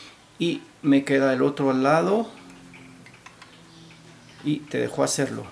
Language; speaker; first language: Spanish; non-native, fluent; French